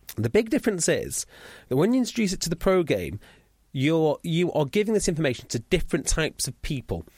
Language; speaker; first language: English; native; English